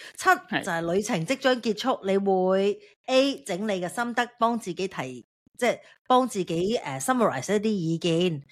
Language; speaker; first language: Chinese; non-native, local second language; Cantonese